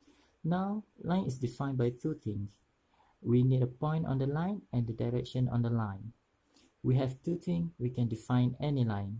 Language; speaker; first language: English; non-native, local second language; Malay